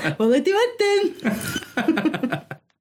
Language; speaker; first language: Welsh; native; Welsh